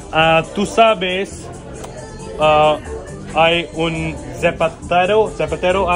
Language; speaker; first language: Spanish; non-native, learner; Hindi